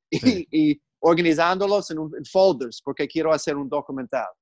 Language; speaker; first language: Spanish; non-native, learner; English